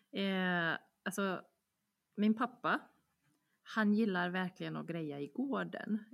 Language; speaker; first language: Swedish; non-native, fluent; Bosnian